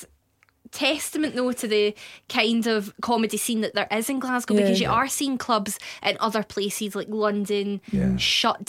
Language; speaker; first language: English; native; English